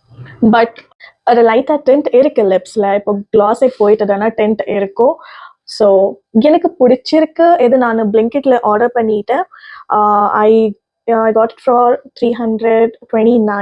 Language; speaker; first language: Tamil; non-native, learner; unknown